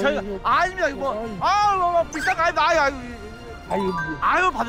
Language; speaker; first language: Korean; native; Korean